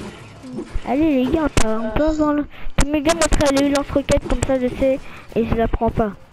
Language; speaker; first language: French; native; French